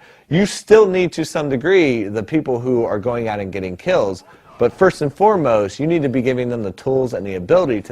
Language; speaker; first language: English; native; English